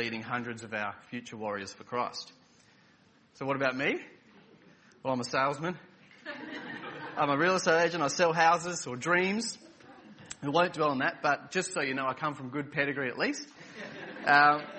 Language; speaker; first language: English; native; English